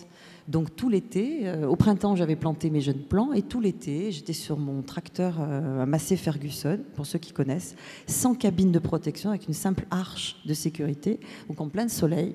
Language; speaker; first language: French; native; French